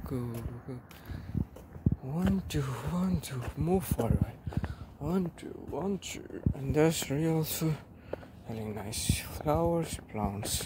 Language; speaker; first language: English; non-native, learner; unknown